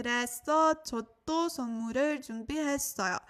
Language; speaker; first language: Korean; non-native, learner; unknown